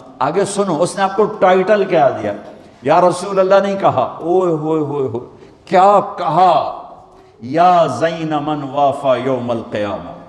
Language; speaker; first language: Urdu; non-native, local second language; Punjabi